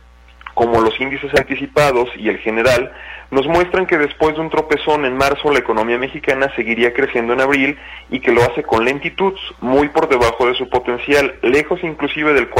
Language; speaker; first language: Spanish; native; Spanish